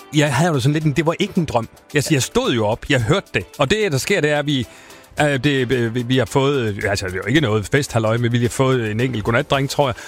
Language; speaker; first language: Danish; native; Danish